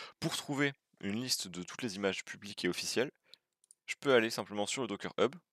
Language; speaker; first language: French; native; French